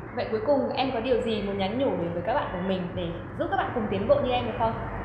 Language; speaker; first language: Vietnamese; native; Vietnamese